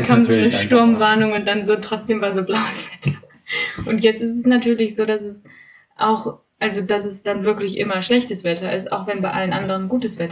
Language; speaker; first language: German; native; German